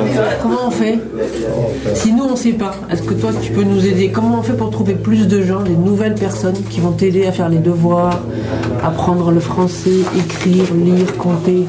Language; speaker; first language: French; native; French